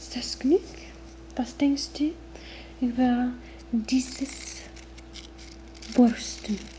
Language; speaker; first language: German; non-native, learner; English